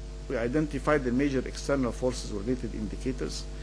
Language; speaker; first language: English; non-native, fluent; Arabic